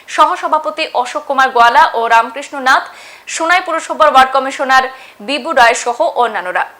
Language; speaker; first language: Bangla; native; Bangla